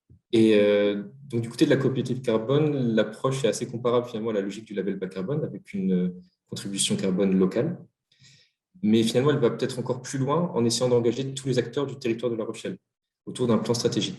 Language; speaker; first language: French; native; French